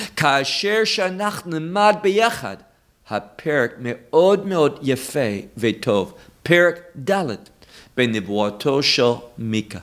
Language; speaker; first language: Hebrew; non-native, fluent; English